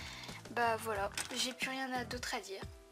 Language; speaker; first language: French; native; French